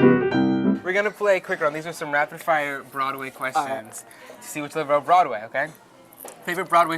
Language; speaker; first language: English; native; English